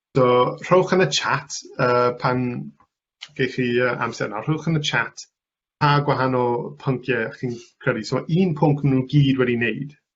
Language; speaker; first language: Welsh; non-native, local second language; English